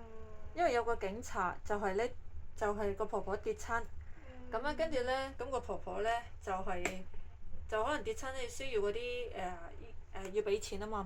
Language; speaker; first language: Cantonese; native; Cantonese